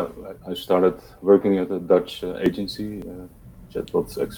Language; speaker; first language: English; non-native, fluent; Dutch